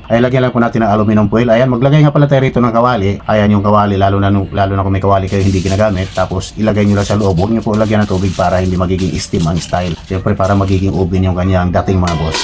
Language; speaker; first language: Filipino; native; Filipino